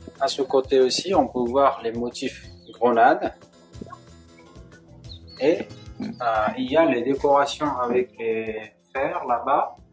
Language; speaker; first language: French; non-native, fluent; Uzbek